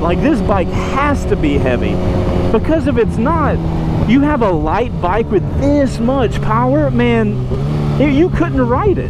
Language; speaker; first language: English; native; English